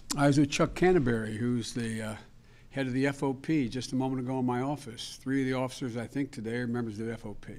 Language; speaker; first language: English; native; English